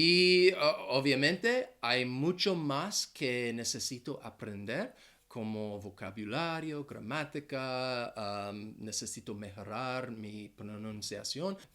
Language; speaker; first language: Spanish; non-native, fluent; English